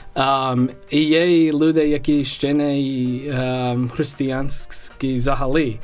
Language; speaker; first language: Ukrainian; non-native, learner; English